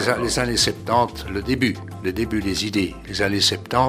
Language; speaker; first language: French; native; French